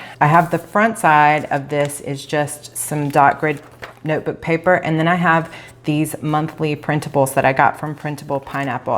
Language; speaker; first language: English; native; English